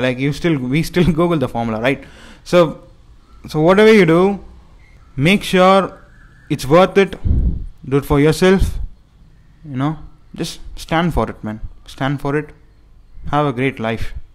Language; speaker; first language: English; non-native, local second language; Tamil